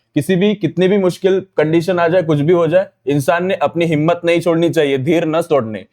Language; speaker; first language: Hindi; non-native, local second language; Marathi